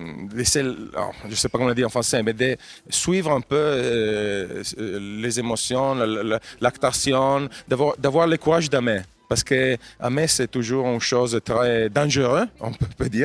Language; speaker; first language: French; non-native, fluent; Italian